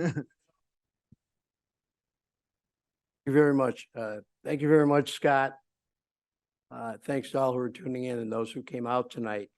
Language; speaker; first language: English; native; English